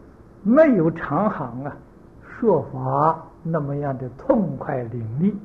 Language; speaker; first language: Chinese; native; Chinese